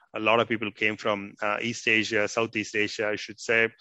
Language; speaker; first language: English; non-native, local second language; Tamil